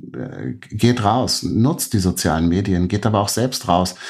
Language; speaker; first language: German; native; German